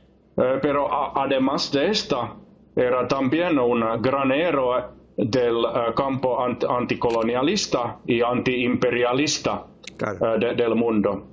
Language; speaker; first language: Spanish; non-native, fluent; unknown